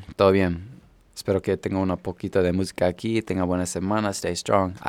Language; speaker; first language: Spanish; non-native, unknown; English